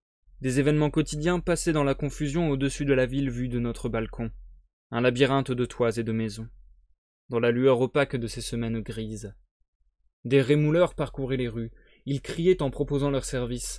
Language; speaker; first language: French; native; French